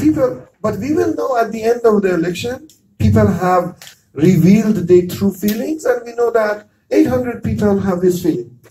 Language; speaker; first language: English; non-native, fluent; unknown